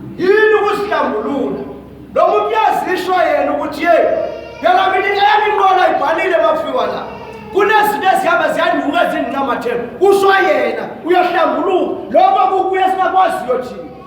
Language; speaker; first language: Zulu; native; Zulu